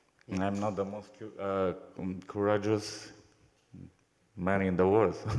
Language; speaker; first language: English; non-native, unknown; Romanian